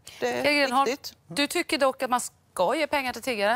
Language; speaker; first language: Swedish; native; Swedish